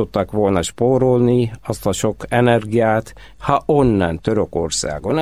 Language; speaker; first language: Hungarian; non-native, fluent; Arabic